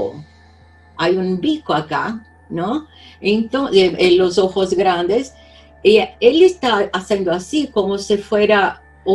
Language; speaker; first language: Spanish; non-native, fluent; Portuguese